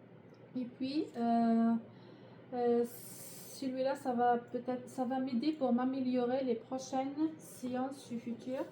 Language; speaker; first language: French; non-native, learner; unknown